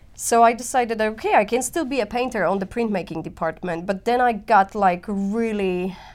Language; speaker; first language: English; non-native, fluent; Polish